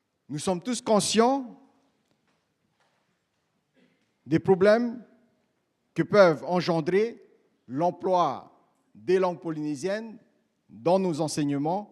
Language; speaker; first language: French; native; French